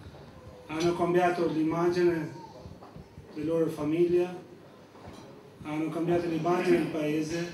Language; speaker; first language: Italian; non-native, fluent; Albanian